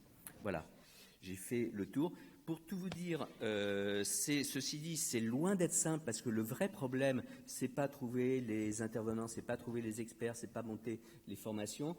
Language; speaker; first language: French; native; French